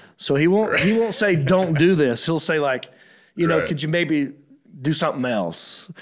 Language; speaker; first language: English; native; English